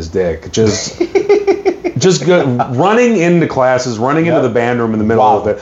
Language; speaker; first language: English; native; English